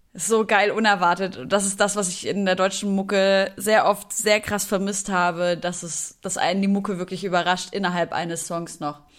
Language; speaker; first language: German; early bilingual, other home language; Arabic